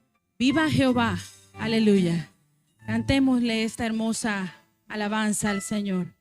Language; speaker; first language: Spanish; native; Spanish